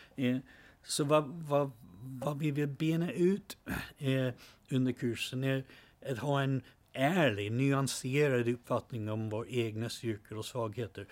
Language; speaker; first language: Swedish; non-native, fluent; English